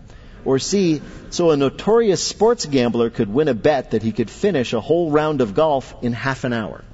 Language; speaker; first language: English; native; English